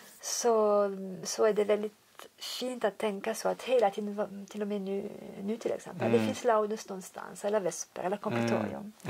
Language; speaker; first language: Swedish; non-native, fluent; French